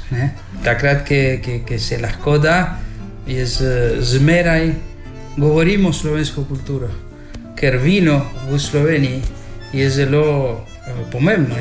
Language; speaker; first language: Slovenian; early bilingual, heritage; Slovenian